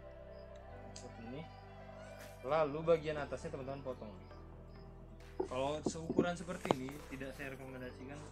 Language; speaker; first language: Indonesian; native; Indonesian